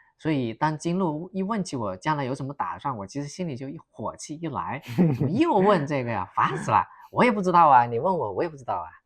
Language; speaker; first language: Chinese; native; Chinese